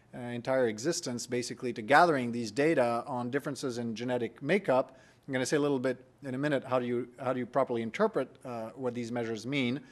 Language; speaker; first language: English; non-native, fluent; French